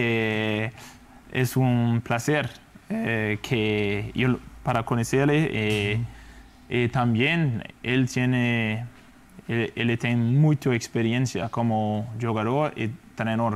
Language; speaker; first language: Spanish; non-native, fluent; Danish